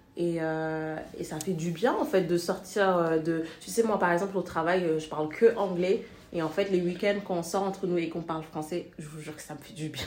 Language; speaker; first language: French; non-native, local second language; Wolof